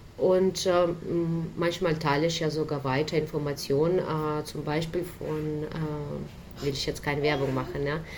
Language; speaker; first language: German; non-native, fluent; Ukrainian